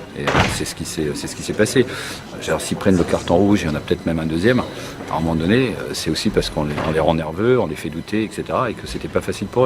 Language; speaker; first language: French; native; French